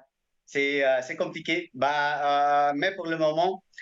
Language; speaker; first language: French; non-native, fluent; Indonesian